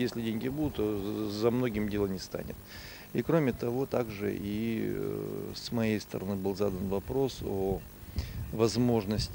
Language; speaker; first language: Russian; native; Russian